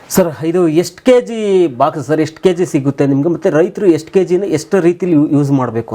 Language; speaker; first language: Kannada; native; Kannada